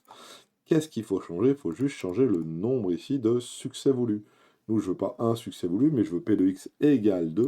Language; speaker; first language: French; native; French